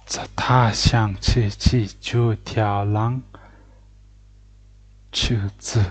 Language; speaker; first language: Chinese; non-native, learner; Mongolian